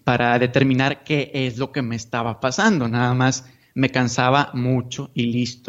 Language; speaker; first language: Spanish; native; Spanish